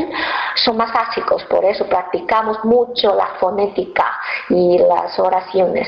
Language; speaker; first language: Spanish; non-native, fluent; Chinese